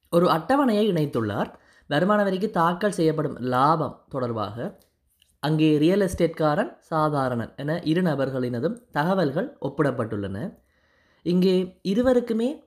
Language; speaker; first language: Tamil; native; Tamil